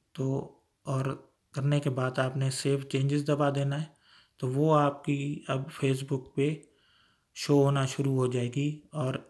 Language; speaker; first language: Urdu; non-native, local second language; Sindhi